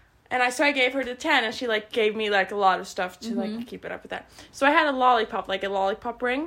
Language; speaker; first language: English; non-native, fluent; Swedish